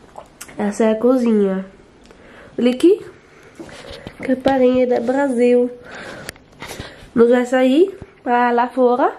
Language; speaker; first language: Portuguese; non-native, learner; Dutch